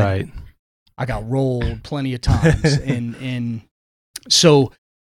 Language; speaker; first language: English; native; English